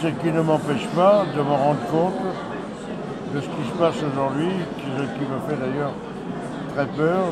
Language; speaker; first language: French; early bilingual, other home language; Yiddish